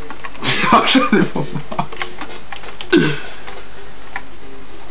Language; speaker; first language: German; native; German